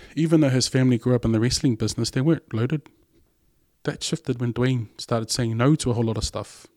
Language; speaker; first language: English; non-native, local second language; Samoan